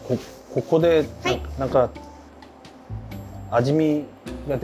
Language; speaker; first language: Japanese; non-native, learner; Korean